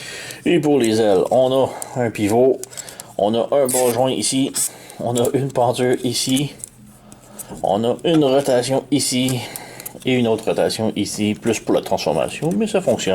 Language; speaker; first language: French; native; French